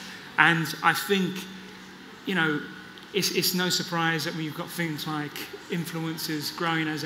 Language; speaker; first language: English; native; English